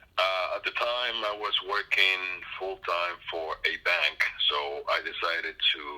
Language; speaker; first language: English; non-native, fluent; Spanish